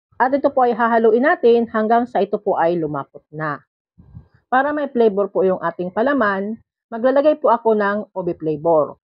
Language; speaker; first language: Filipino; non-native, local second language; Bikol